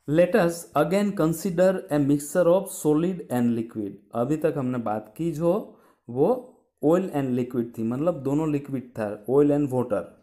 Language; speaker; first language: Hindi; non-native, local second language; Gujarati